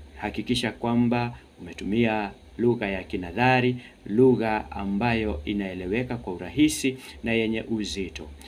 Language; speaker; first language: Swahili; non-native, local second language; Kikuyu